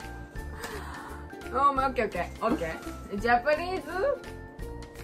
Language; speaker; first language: English; non-native, learner; Japanese